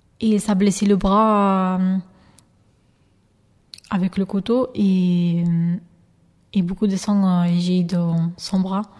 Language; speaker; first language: French; non-native, learner; Albanian